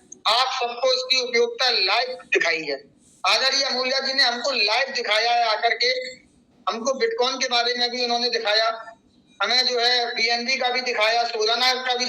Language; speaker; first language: Hindi; native; Hindi